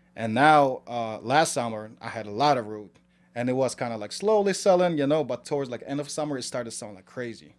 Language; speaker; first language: English; non-native, fluent; Kazakh